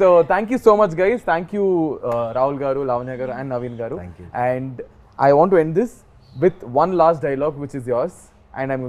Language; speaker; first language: Telugu; native; Telugu